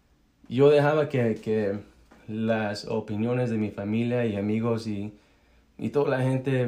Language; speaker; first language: Spanish; early bilingual, heritage; Spanish